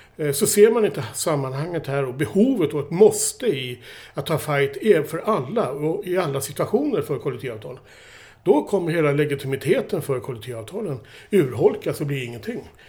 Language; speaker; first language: Swedish; native; Swedish